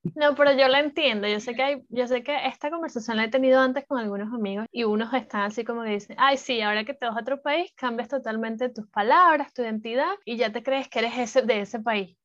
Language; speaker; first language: Spanish; native; Spanish